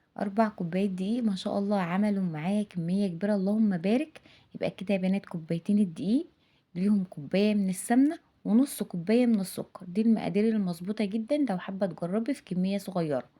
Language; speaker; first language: Arabic; native; Arabic